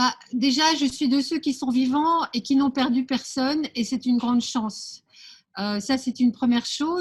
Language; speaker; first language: French; native; French